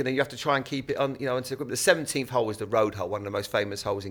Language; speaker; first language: English; native; English